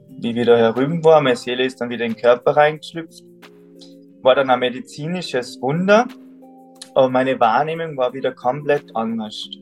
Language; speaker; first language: German; native; German